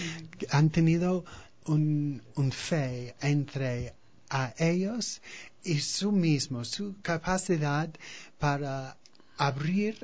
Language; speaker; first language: Spanish; non-native, fluent; English